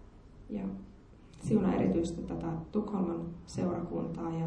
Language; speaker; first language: Finnish; native; Finnish